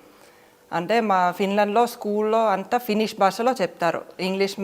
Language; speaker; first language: Telugu; non-native, fluent; Finnish